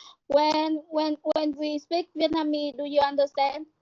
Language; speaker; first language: English; non-native, learner; Vietnamese